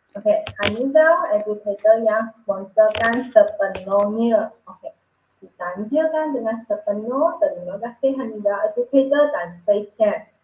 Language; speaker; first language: Malay; non-native, local second language; Chinese